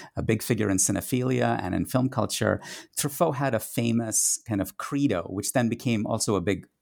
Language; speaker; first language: English; non-native, local second language; Tamil